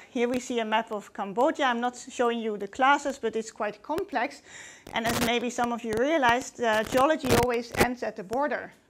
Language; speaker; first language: English; non-native, fluent; Dutch